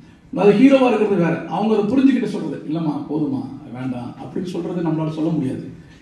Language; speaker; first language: Tamil; native; Tamil